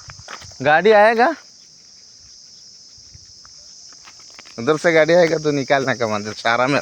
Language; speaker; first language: Hindi; non-native, local second language; Malayalam